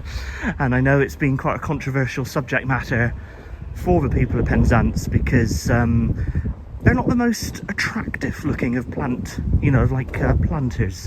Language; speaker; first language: English; native; English